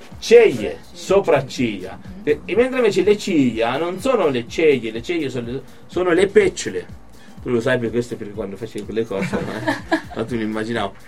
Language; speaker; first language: Italian; native; Italian